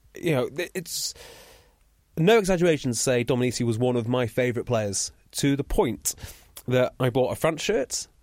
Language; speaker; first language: English; native; English